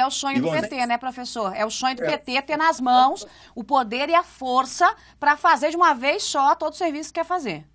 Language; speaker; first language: Portuguese; native; Portuguese